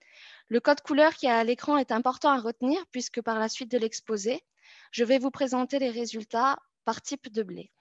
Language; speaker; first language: French; native; French